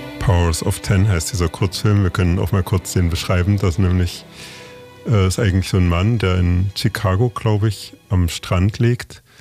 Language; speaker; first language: German; native; German